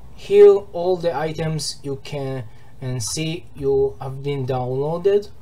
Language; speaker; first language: English; non-native, learner; Hebrew